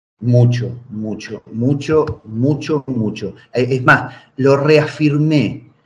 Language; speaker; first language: Spanish; native; Spanish